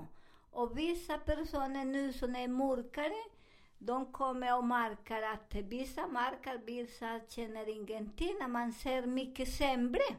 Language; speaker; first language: Swedish; non-native, learner; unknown